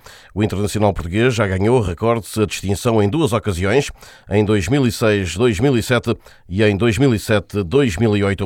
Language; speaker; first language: Portuguese; native; Portuguese